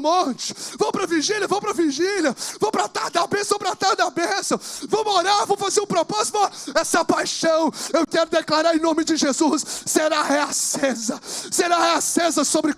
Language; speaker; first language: Portuguese; native; Portuguese